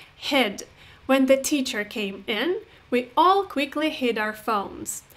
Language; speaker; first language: English; non-native, fluent; Russian